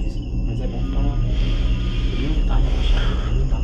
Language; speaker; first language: Portuguese; native; Portuguese